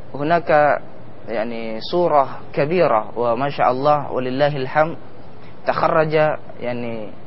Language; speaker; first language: Arabic; non-native, fluent; Indonesian